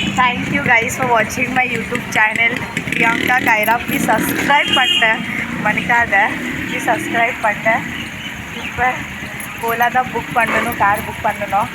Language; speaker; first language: Tamil; non-native, learner; Marathi